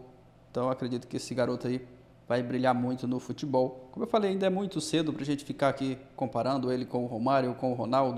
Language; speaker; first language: Portuguese; native; Portuguese